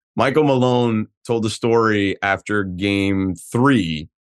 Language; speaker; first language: English; native; English